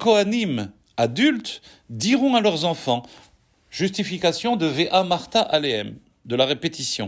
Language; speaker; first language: French; native; French